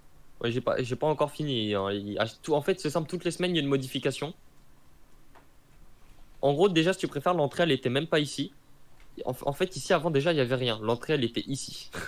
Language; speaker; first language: French; native; French